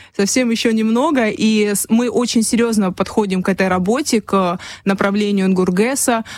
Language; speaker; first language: Russian; non-native, local second language; Abkhazian